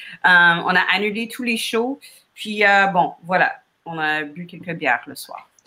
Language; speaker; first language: French; non-native, fluent; English